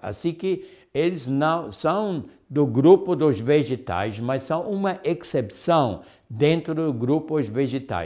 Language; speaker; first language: Portuguese; non-native, fluent; Spanish